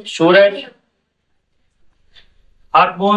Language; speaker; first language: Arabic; non-native, fluent; Urdu